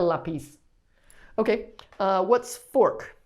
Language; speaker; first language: Spanish; non-native, learner; English